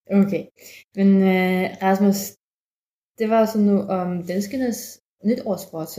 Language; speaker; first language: Danish; non-native, learner; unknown